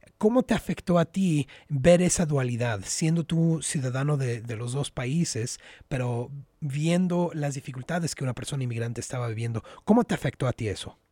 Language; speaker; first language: Spanish; early bilingual, heritage; Spanish